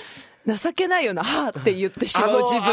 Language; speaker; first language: Japanese; native; Japanese